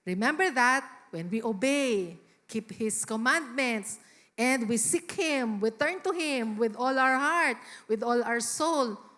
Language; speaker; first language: English; non-native, local second language; Filipino